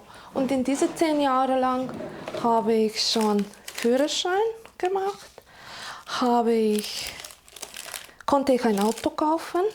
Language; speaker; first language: German; non-native, learner; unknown